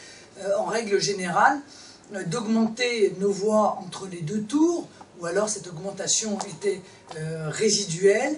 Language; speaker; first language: French; native; French